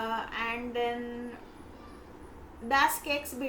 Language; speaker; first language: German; non-native, fluent; Hindi